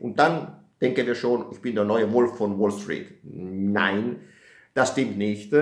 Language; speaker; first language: German; non-native, fluent; Italian